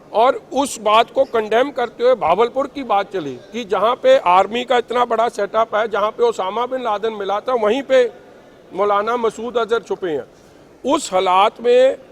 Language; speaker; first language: Urdu; non-native, local second language; Punjabi